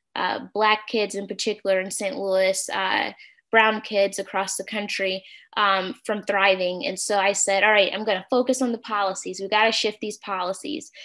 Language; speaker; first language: English; native; English